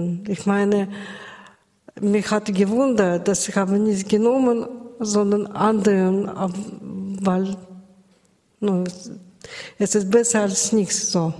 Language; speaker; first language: German; non-native, learner; Russian